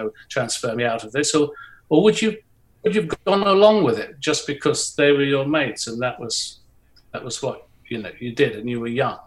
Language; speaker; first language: English; native; English